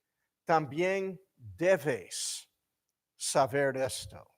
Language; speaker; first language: Spanish; non-native, fluent; English